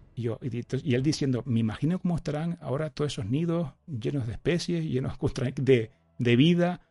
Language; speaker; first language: Spanish; native; Spanish